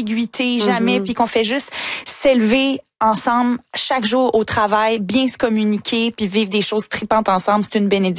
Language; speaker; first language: French; native; French